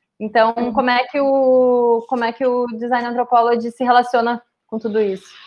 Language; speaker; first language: Portuguese; native; Portuguese